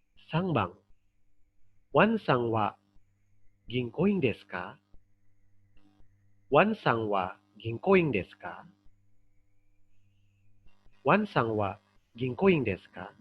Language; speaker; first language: Japanese; non-native, fluent; Indonesian